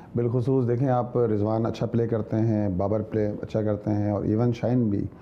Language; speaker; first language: Urdu; native; Urdu